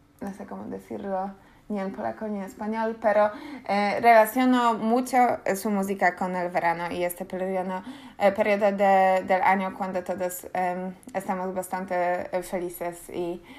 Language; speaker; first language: Spanish; non-native, learner; Polish